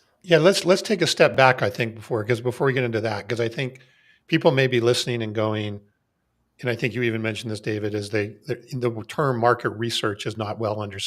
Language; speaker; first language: English; native; English